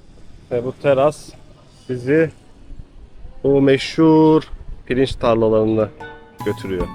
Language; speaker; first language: Turkish; native; Turkish